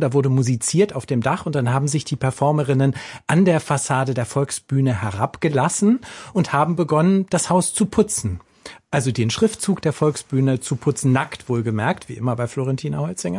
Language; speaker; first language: German; native; German